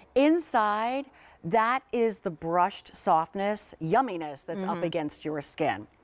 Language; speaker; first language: English; native; English